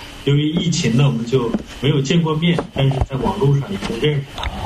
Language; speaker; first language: Chinese; native; Chinese